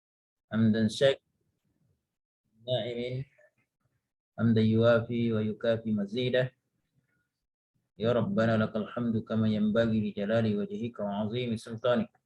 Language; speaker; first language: Arabic; non-native, fluent; Indonesian